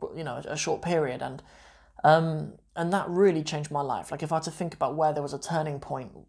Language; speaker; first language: English; native; English